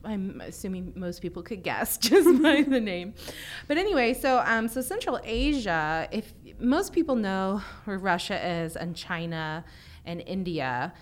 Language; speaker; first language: English; native; English